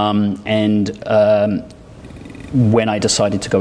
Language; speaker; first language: English; native; English